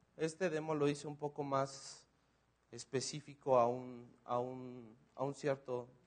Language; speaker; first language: Spanish; native; Spanish